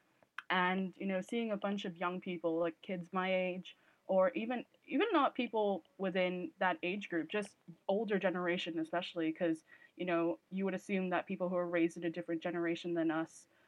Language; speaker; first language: English; non-native, local second language; Cantonese